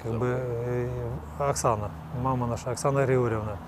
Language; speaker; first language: Ukrainian; non-native, local second language; Russian